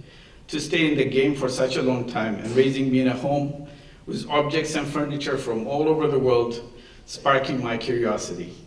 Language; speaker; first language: English; non-native, local second language; Amharic